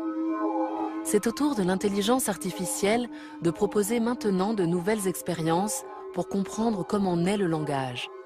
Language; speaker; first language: French; native; French